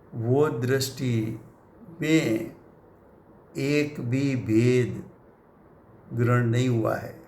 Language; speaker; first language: Hindi; non-native, local second language; Gujarati